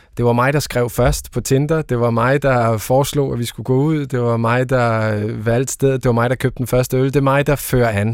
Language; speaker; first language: Danish; native; Danish